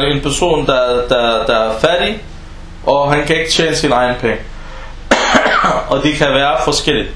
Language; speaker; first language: Danish; early bilingual, other home language; Arabic